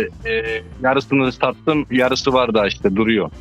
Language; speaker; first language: Turkish; early bilingual, heritage; Turkish